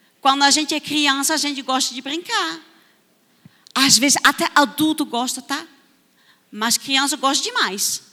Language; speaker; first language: Portuguese; non-native, fluent; Dutch